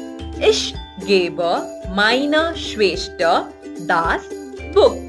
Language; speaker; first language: German; non-native, fluent; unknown